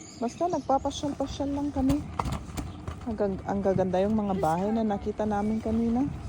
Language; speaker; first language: Filipino; native; Filipino